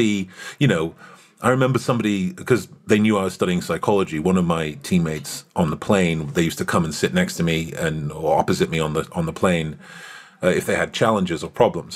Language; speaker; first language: English; native; English